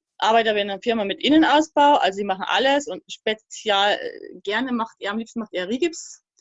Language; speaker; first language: German; native; German